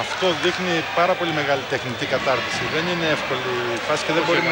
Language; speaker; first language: Greek; native; Greek